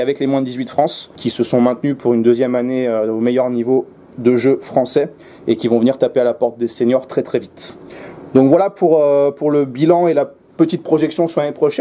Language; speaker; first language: French; native; French